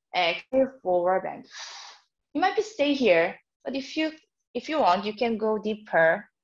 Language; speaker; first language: English; non-native, fluent; Korean